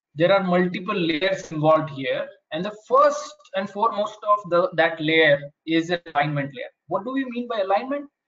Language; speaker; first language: English; non-native, local second language; Marathi